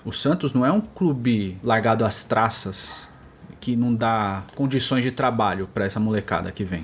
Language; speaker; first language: Portuguese; native; Portuguese